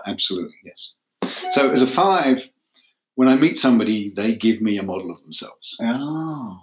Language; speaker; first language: English; native; English